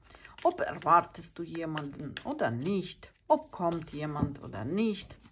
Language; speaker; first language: German; non-native, fluent; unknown